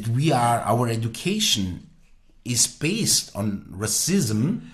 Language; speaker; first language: English; non-native, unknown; Italian